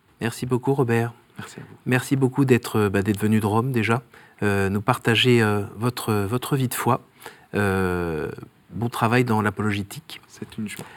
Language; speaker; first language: French; native; French